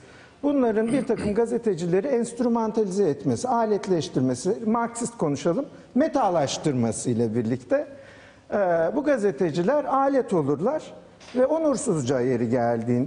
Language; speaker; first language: Turkish; native; Turkish